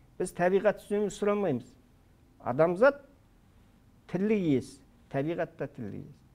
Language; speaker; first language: Kazakh; early bilingual, heritage; Kazakh